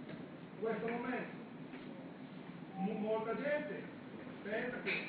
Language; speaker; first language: Italian; non-native, learner; Romanian